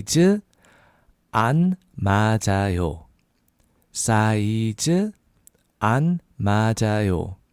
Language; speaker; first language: Korean; non-native, fluent; English